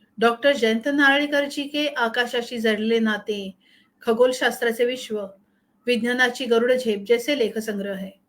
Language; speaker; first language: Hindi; non-native, local second language; Marathi